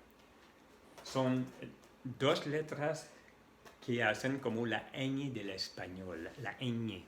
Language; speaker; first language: Spanish; non-native, fluent; French